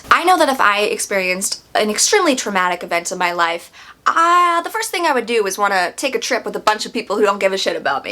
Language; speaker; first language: English; native; English